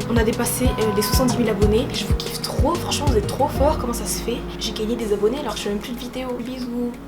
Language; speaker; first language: French; native; French